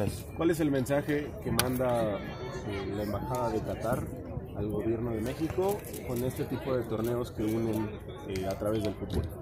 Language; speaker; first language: Spanish; native; Spanish